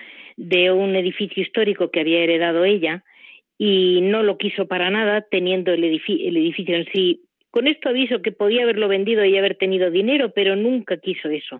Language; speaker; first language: Spanish; native; Spanish